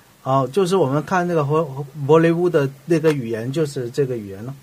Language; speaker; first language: Chinese; native; Chinese